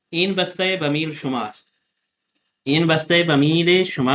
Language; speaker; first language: Persian; non-native, fluent; Urdu